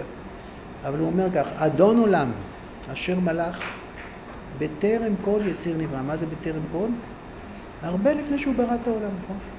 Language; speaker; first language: Hebrew; native; Hebrew